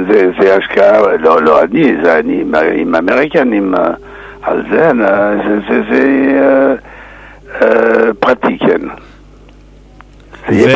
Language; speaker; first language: Hebrew; non-native, fluent; English